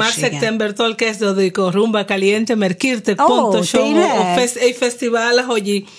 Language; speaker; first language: Hungarian; non-native, fluent; Spanish